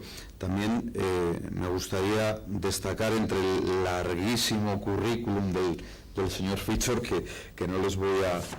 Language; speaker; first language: Spanish; native; Spanish